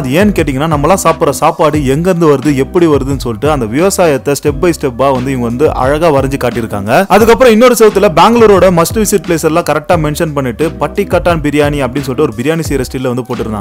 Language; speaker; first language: Tamil; native; Tamil